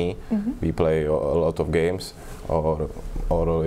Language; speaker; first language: English; non-native, learner; Czech